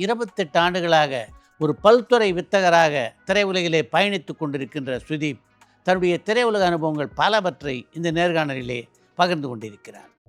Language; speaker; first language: Tamil; native; Tamil